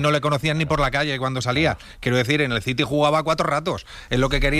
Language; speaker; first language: Spanish; native; Spanish